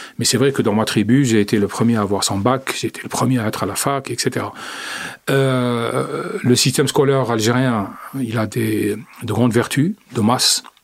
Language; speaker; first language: French; non-native, local second language; Arabic